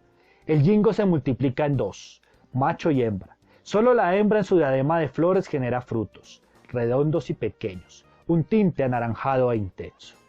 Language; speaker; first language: Spanish; native; Spanish